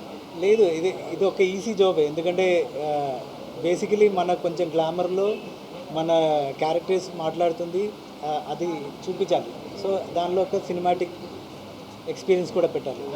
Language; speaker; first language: Telugu; non-native, fluent; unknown